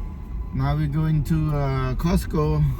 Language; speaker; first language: English; non-native, learner; Khmer